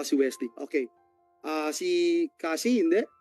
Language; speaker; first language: Filipino; native; Filipino